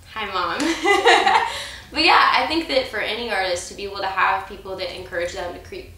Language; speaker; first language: English; native; English